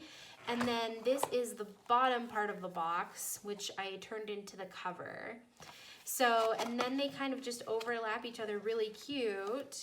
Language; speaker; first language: English; native; English